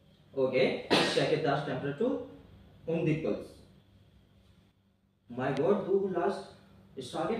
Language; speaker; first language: German; non-native, learner; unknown